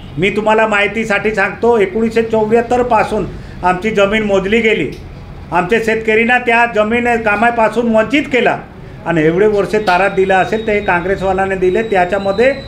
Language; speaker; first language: Marathi; non-native, local second language; Bhili